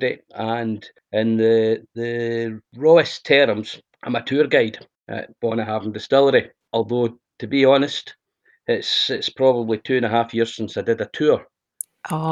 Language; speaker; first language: English; native; English